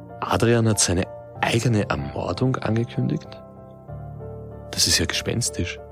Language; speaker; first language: German; native; German